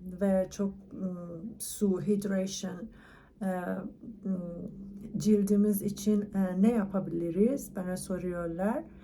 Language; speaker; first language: Turkish; non-native, learner; Persian